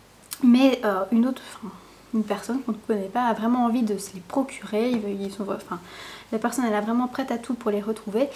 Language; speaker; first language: French; native; French